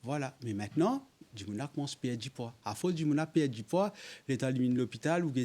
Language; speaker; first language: French; non-native, local second language; Morisyen